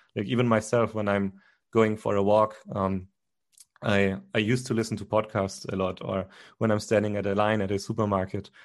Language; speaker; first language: English; non-native, fluent; German